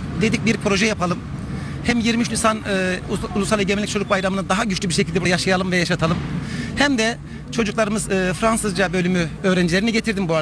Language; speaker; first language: Turkish; native; Turkish